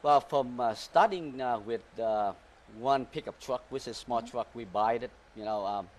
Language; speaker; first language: English; early bilingual, other home language; Vietnamese